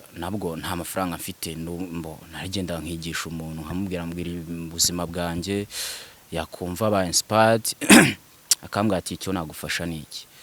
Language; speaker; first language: Kinyarwanda; early bilingual, other home language; Swahili